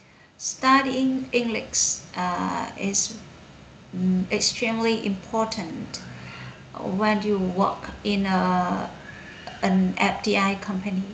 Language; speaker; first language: English; non-native, learner; Vietnamese